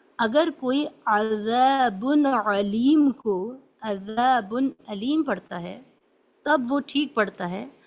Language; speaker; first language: Urdu; native; Urdu